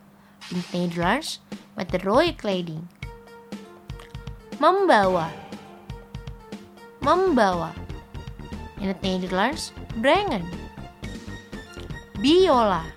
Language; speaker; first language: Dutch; non-native, learner; Indonesian